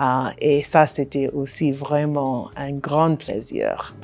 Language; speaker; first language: French; non-native, fluent; English